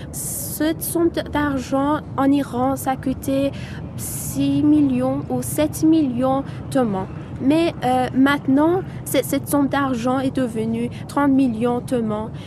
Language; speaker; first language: French; non-native, fluent; Persian